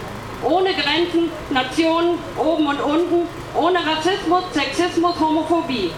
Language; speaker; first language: German; native; German